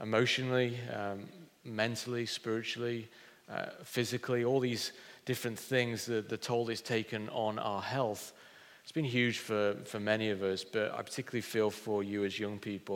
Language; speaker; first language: English; native; English